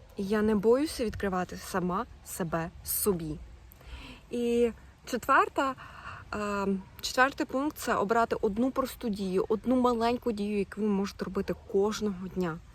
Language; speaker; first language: Ukrainian; non-native, local second language; Russian